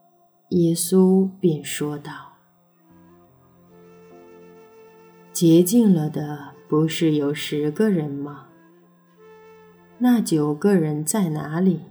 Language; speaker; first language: Chinese; native; Chinese